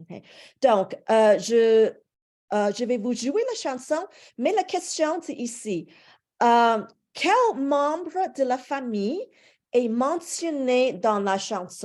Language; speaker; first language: French; non-native, fluent; English